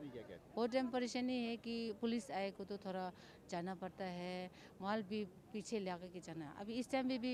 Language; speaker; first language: Hindi; non-native, local second language; Tibetan